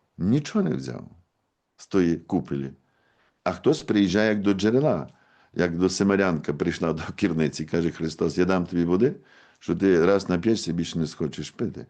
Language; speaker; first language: Ukrainian; native; Ukrainian